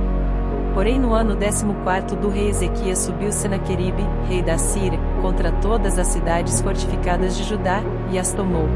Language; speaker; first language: Portuguese; native; Portuguese